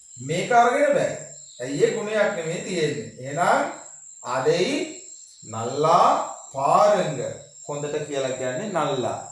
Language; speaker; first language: Sinhala; non-native, local second language; Tamil